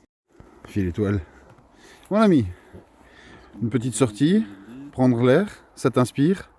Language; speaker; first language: French; native; French